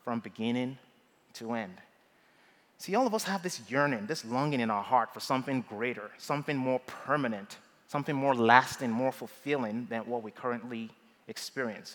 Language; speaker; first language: English; non-native, local second language; Yoruba